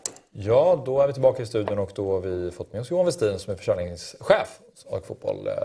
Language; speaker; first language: Swedish; native; Swedish